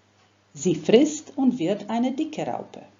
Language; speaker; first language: German; non-native, fluent; Croatian